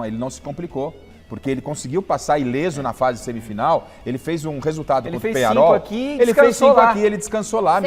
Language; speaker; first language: Portuguese; native; Portuguese